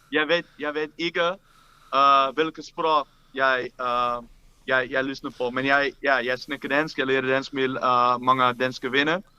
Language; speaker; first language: Danish; non-native, learner; Dutch